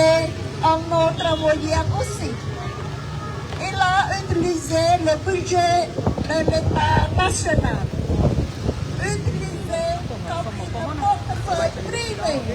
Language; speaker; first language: French; non-native, fluent; Khmer